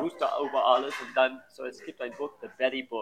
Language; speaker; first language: German; non-native, learner; English